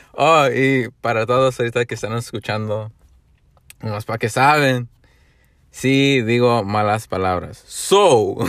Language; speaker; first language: Spanish; early bilingual, other home language; English